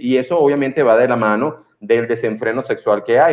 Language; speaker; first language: Spanish; native; Spanish